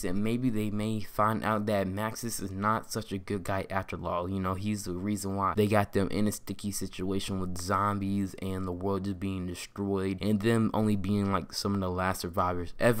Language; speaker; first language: English; native; English